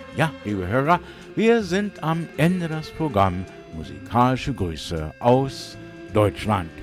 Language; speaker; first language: German; early bilingual, heritage; English